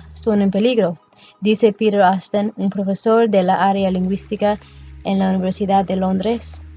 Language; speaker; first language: Spanish; non-native, learner; English